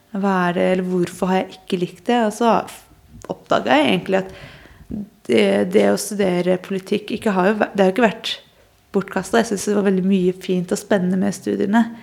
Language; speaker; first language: Norwegian; early bilingual, other home language; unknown